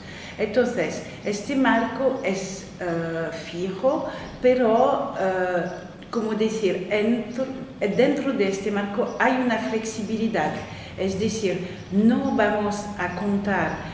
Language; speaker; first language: Spanish; non-native, fluent; French